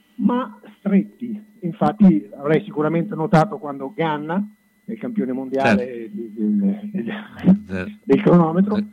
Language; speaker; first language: Italian; native; Italian